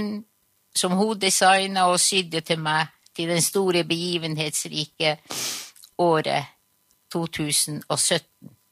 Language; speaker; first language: Norwegian; non-native, local second language; Northern Sami